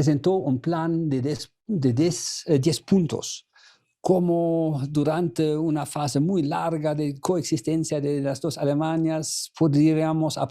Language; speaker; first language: Spanish; non-native, fluent; German